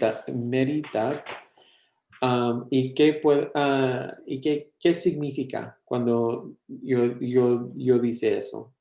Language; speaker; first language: Spanish; early bilingual, heritage; English